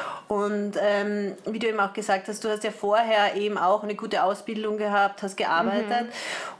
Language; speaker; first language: German; native; German